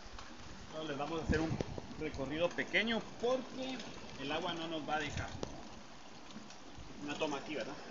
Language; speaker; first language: Spanish; native; Spanish